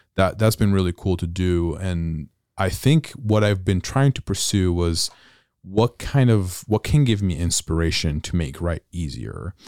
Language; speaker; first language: English; non-native, fluent; Italian